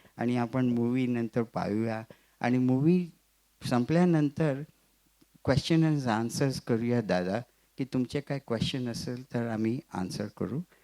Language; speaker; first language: Marathi; non-native, local second language; Gujarati